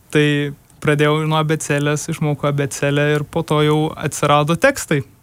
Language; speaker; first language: Lithuanian; early bilingual, heritage; German